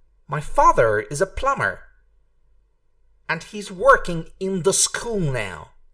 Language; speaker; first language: English; non-native, fluent; Hungarian